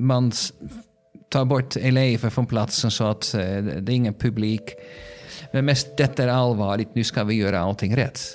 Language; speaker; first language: Swedish; non-native, fluent; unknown